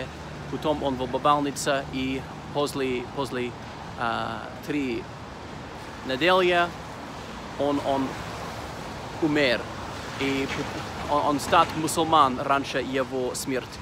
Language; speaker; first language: Russian; non-native, learner; English